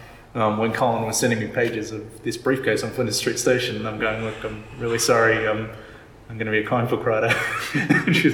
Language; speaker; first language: English; native; English